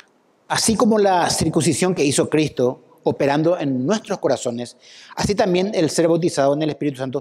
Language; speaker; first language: Spanish; native; Spanish